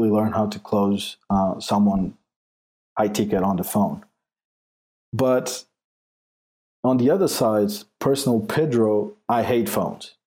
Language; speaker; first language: English; non-native, fluent; Portuguese